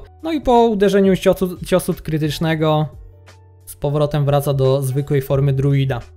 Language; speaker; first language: Polish; native; Polish